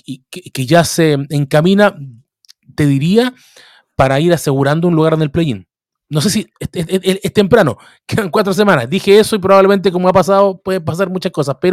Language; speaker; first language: Spanish; native; Spanish